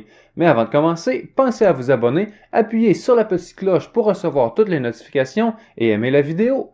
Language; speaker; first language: French; native; French